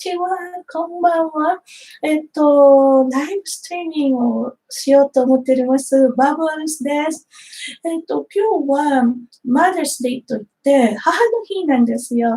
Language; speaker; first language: Japanese; non-native, fluent; Filipino